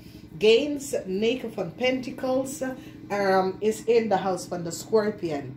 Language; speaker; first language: Dutch; non-native, learner; English